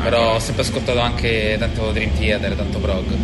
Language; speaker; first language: Italian; native; Italian